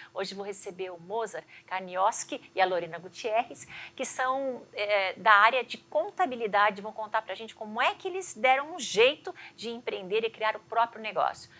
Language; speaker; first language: Portuguese; native; Portuguese